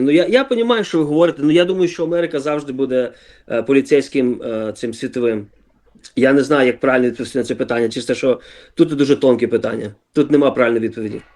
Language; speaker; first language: Ukrainian; early bilingual, other home language; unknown